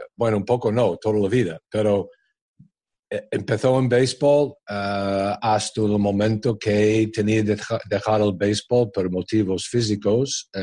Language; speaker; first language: Spanish; non-native, fluent; English